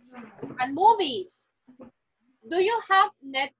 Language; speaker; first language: English; non-native, fluent; Spanish